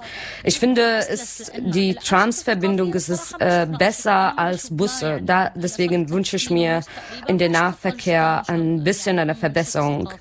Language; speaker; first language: German; non-native, learner; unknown